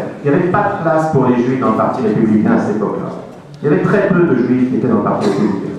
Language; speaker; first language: French; native; French